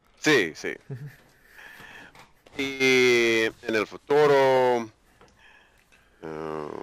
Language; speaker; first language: Spanish; non-native, learner; English